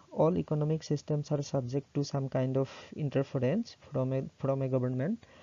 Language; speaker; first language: English; non-native, local second language; Assamese